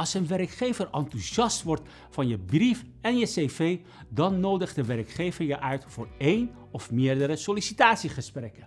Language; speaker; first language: Dutch; non-native, fluent; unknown